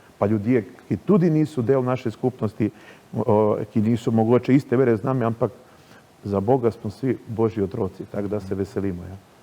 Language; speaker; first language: Slovenian; native; Slovenian